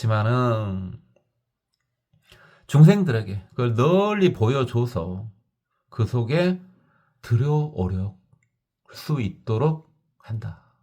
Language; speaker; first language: Korean; native; Korean